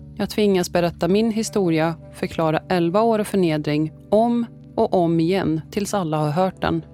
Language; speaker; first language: Swedish; early bilingual, other home language; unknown